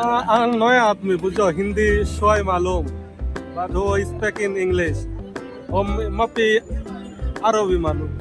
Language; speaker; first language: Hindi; non-native, learner; Bangla